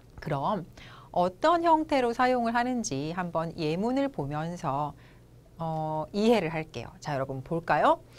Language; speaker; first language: Korean; native; Korean